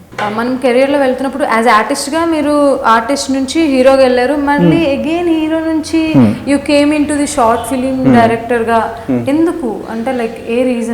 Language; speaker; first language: Telugu; native; Telugu